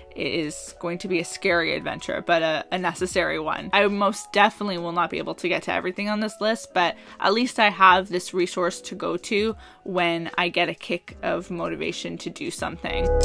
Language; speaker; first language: English; native; English